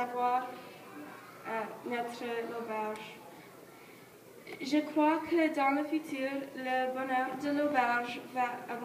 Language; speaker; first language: French; non-native, learner; English